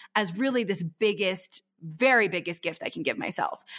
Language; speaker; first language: English; native; English